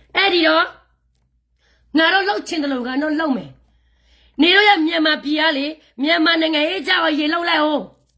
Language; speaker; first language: Burmese; non-native, local second language; Karen languages